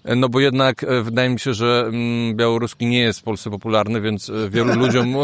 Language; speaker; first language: Polish; native; Polish